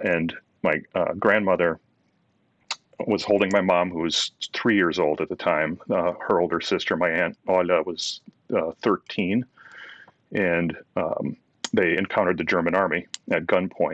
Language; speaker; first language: English; early bilingual, other home language; Ukrainian